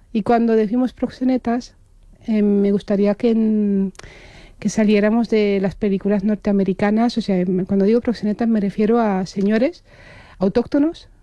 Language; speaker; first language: Spanish; non-native, fluent; Romanian